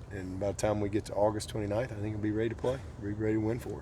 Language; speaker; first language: English; native; English